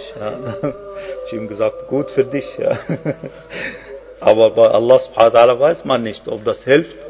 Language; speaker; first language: German; non-native, fluent; Arabic